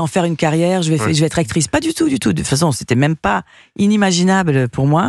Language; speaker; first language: French; early bilingual, other home language; Portuguese